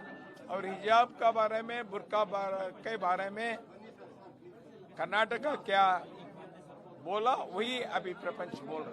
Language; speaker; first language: Hindi; non-native, local second language; Kannada